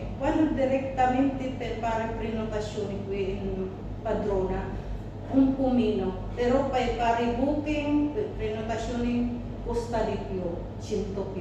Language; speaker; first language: Italian; non-native, learner; Filipino